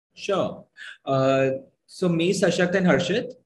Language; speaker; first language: English; non-native, local second language; Hindi